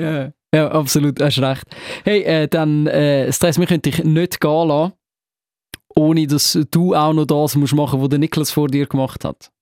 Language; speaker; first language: German; native; German